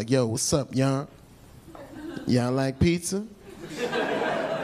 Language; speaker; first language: English; native; English